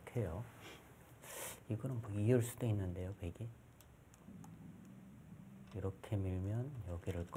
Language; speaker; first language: Korean; native; Korean